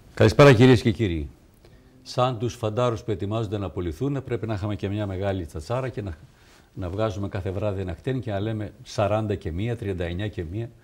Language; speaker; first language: Greek; native; Greek